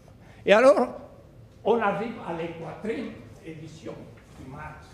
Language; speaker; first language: French; non-native, fluent; Spanish